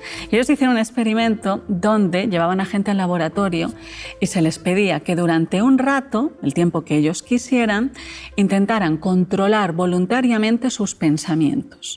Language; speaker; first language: Spanish; native; Spanish